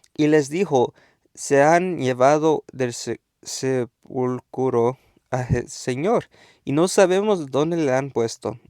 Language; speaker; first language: Spanish; early bilingual, heritage; Spanish